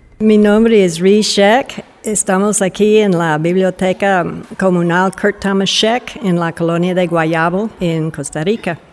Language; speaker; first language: Spanish; non-native, fluent; English